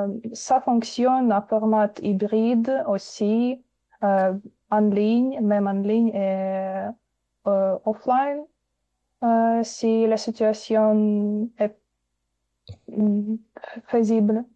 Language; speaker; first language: French; non-native, fluent; Ukrainian